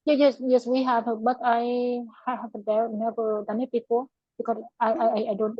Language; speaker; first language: English; non-native, learner; Vietnamese